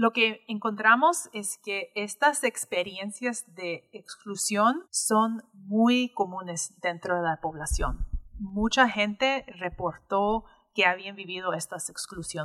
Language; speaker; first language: Spanish; early bilingual, heritage; English